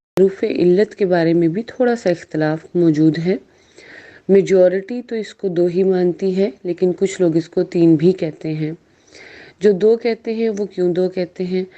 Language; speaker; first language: Urdu; native; Urdu